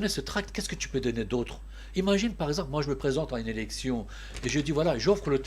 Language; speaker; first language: French; early bilingual, other home language; Turkish